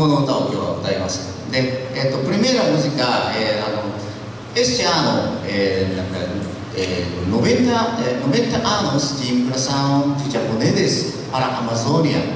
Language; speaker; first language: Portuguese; non-native, learner; Japanese